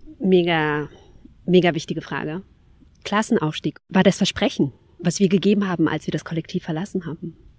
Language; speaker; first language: German; early bilingual, other home language; Kabyle